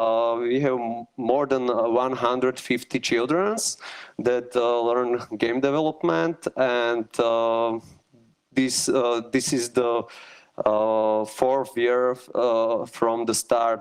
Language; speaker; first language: English; non-native, learner; Slovak